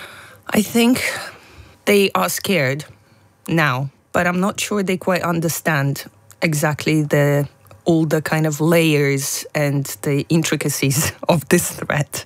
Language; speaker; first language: English; non-native, fluent; Russian